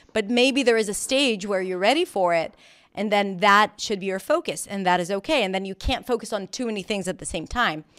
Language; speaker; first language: English; non-native, fluent; Hebrew